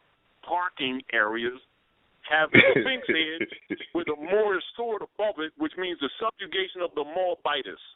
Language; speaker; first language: English; native; English